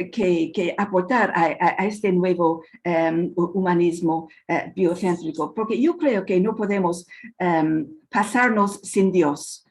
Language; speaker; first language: Spanish; non-native, fluent; English